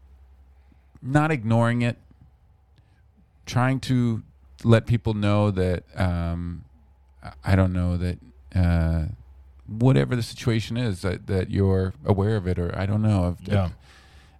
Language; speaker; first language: English; native; English